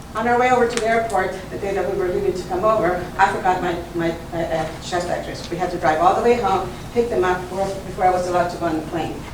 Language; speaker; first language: English; early bilingual, other home language; Italian